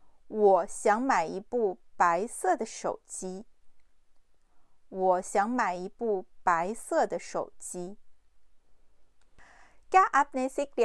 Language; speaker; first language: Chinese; non-native, fluent; Urdu